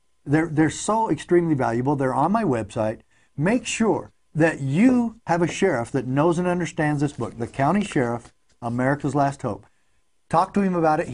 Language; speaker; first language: English; native; English